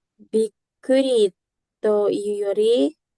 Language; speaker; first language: Japanese; non-native, fluent; Indonesian